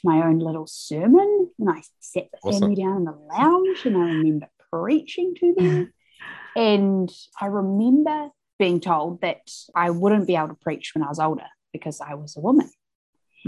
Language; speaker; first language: English; native; English